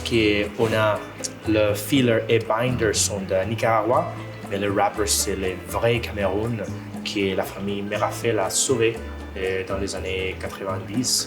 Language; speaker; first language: French; non-native, fluent; Spanish